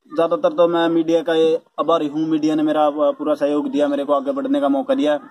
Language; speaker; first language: Hindi; native; Hindi